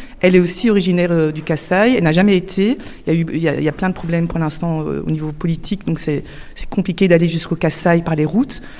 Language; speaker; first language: French; native; French